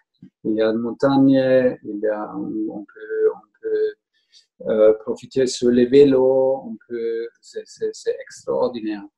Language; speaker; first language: French; non-native, learner; German